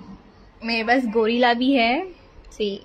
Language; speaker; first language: Hindi; native; Hindi